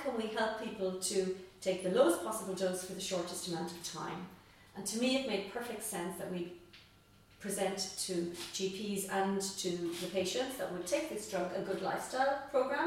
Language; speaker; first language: English; native; English